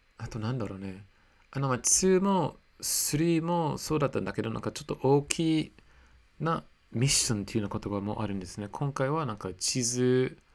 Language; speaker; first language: Japanese; non-native, fluent; English